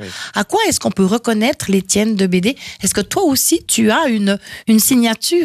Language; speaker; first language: French; native; French